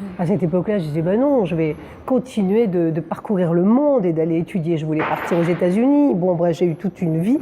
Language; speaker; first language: French; native; French